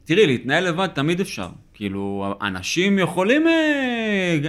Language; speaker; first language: Hebrew; native; Hebrew